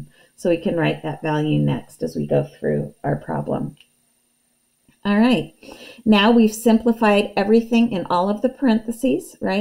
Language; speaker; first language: English; native; English